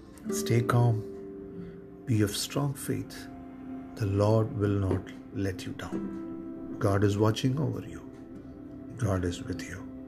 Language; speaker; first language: English; non-native, local second language; Tamil